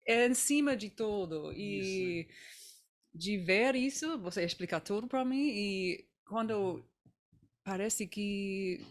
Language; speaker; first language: Portuguese; non-native, learner; English